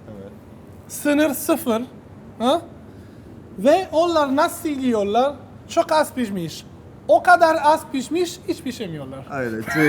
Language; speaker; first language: Turkish; non-native, learner; Italian